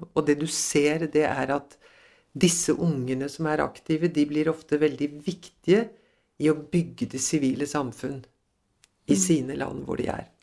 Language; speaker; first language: Norwegian; early bilingual, other home language; Swedish